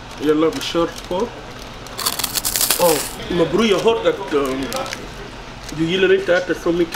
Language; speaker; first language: Swedish; non-native, learner; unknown